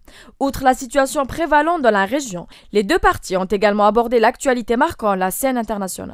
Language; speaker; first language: French; non-native, local second language; Arabic